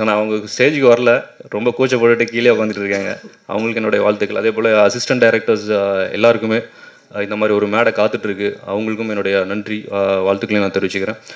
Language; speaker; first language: Tamil; native; Tamil